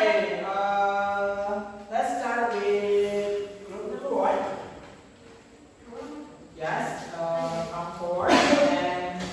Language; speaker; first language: English; non-native, learner; Indonesian